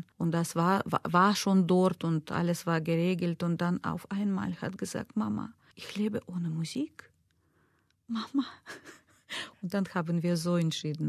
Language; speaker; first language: German; non-native, learner; Russian